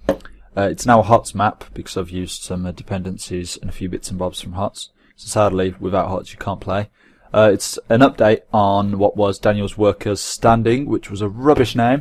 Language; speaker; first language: English; native; English